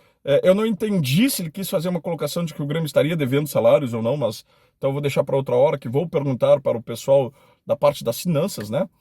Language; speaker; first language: Portuguese; native; Portuguese